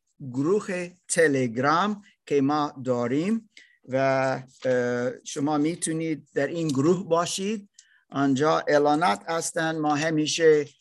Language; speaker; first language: Persian; non-native, learner; German